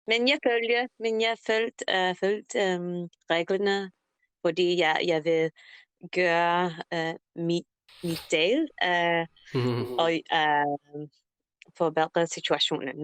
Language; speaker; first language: Danish; non-native, learner; English